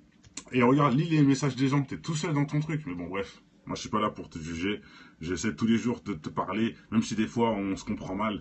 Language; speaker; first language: French; native; French